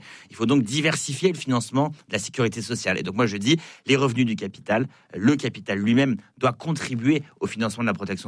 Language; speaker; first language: French; native; French